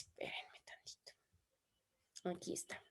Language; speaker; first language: Spanish; native; Spanish